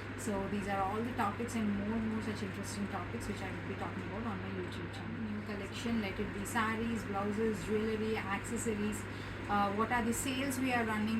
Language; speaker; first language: English; non-native, local second language; Telugu